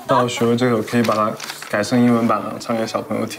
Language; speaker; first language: Chinese; native; Chinese